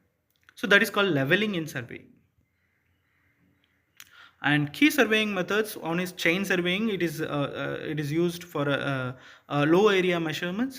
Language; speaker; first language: English; non-native, local second language; Tamil